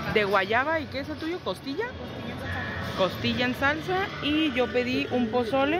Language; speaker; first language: Spanish; native; Spanish